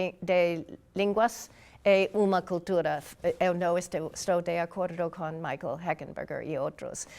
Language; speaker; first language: Portuguese; non-native, learner; English